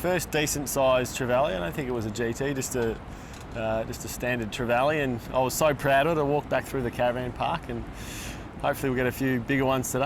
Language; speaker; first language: English; native; English